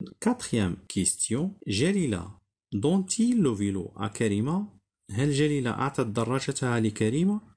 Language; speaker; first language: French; non-native, local second language; Arabic